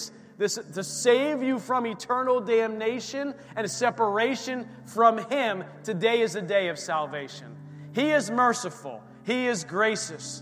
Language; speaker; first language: English; native; English